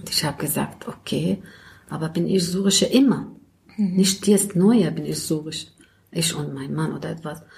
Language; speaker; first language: German; non-native, learner; Arabic